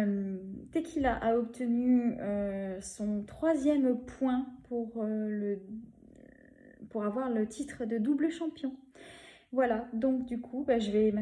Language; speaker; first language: French; native; French